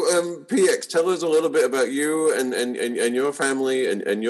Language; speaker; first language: English; native; English